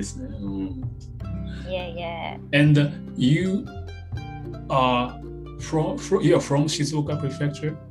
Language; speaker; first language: English; non-native, fluent; Japanese